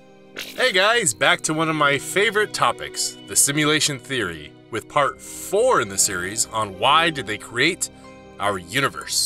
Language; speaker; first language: English; native; English